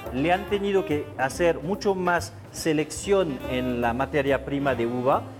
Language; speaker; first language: Spanish; non-native, fluent; French